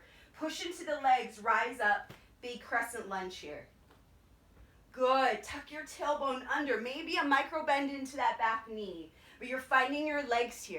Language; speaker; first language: English; native; English